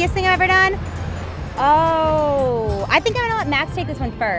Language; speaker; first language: English; native; English